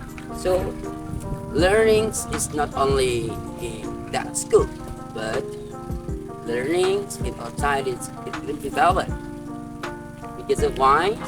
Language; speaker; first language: English; non-native, fluent; Indonesian